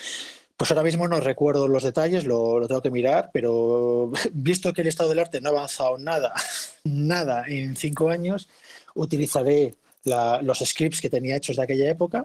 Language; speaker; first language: Spanish; native; Spanish